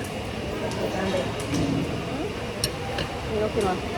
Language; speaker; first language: Spanish; non-native, learner; Lao